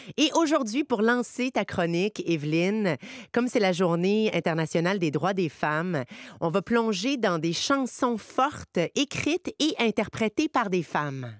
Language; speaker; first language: French; native; French